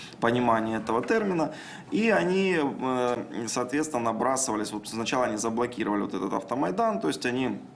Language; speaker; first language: Russian; native; Russian